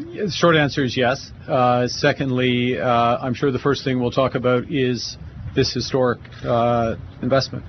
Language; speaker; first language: English; native; English